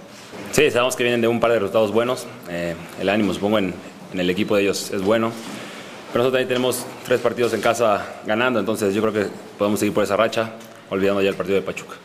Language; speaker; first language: Spanish; native; Spanish